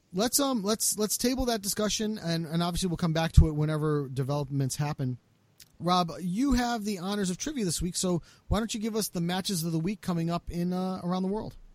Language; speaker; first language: English; native; English